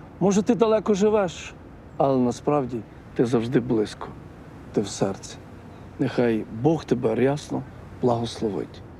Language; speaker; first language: Ukrainian; native; Ukrainian